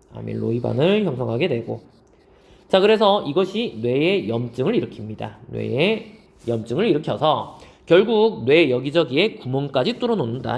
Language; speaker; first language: Korean; native; Korean